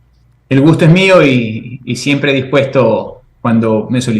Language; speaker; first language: Spanish; native; Spanish